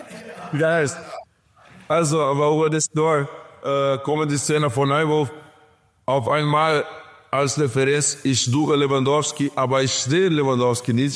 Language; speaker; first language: German; non-native, learner; Portuguese